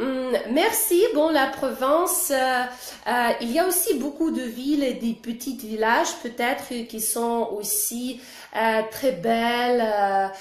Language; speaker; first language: French; non-native, fluent; Russian